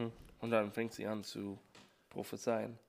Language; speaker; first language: German; non-native, learner; English